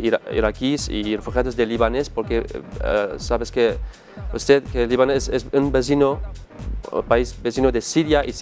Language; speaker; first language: Spanish; non-native, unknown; Arabic